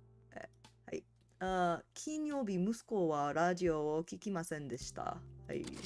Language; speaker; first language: Japanese; non-native, learner; English